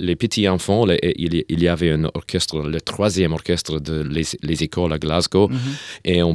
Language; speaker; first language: French; non-native, learner; English